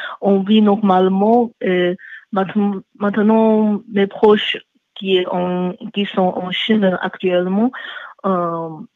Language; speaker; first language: French; non-native, learner; Chinese